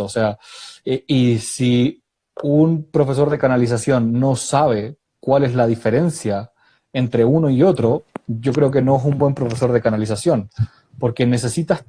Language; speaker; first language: Spanish; native; Spanish